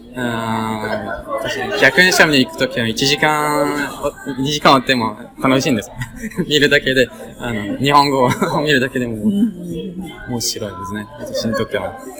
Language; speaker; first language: Japanese; non-native, fluent; French